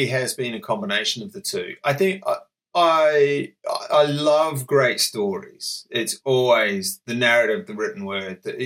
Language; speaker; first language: English; native; English